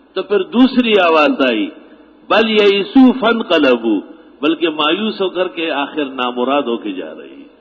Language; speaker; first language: Urdu; non-native, local second language; Pashto